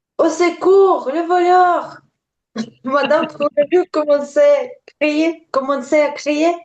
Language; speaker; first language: French; non-native, learner; Ukrainian